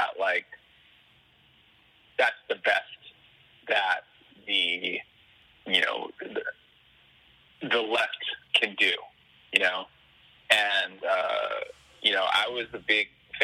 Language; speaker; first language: English; native; English